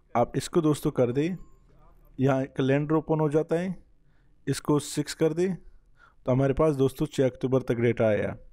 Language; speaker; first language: Urdu; non-native, local second language; Punjabi